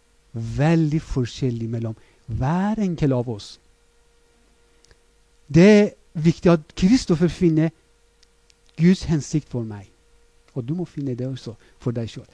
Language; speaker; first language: Norwegian; non-native, fluent; Persian